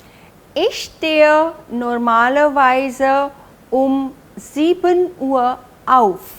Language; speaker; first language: German; non-native, fluent; Hindi